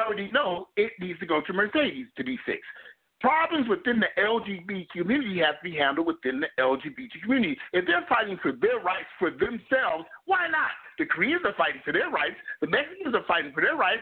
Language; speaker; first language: English; native; English